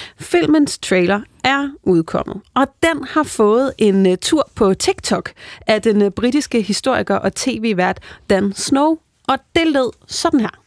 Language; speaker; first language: Danish; native; Danish